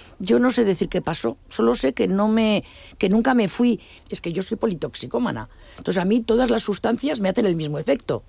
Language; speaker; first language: Spanish; native; Spanish